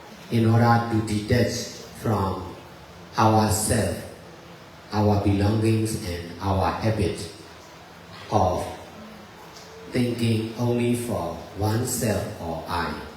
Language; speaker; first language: English; non-native, fluent; Burmese